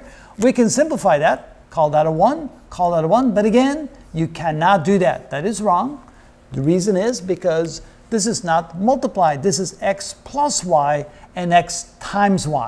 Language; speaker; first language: English; native; English